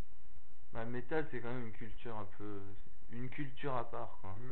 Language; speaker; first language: French; native; French